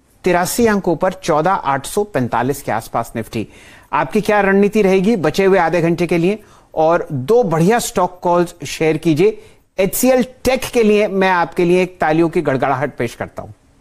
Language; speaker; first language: Hindi; native; Hindi